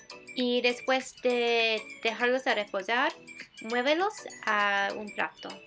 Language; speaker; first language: Spanish; non-native, fluent; English